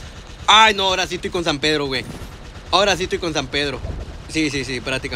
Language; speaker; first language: Spanish; native; Spanish